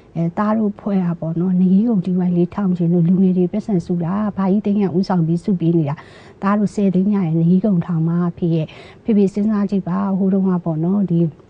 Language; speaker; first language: Burmese; native; Burmese